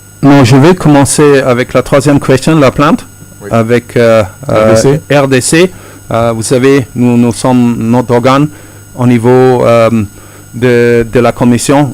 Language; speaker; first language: French; non-native, fluent; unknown